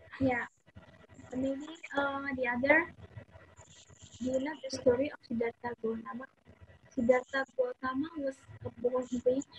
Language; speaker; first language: English; non-native, fluent; Indonesian